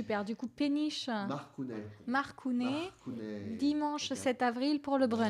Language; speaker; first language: French; native; French